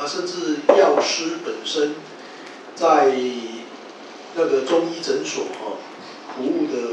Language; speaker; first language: Chinese; native; Chinese